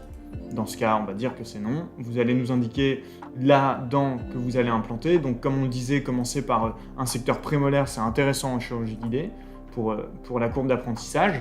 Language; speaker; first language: French; native; French